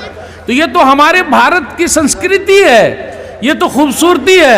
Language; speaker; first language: Hindi; native; Hindi